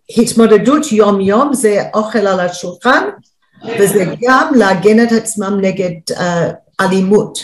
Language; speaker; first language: Hebrew; non-native, fluent; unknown